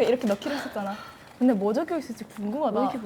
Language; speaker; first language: Korean; native; Korean